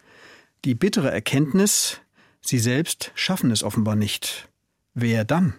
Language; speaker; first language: German; native; German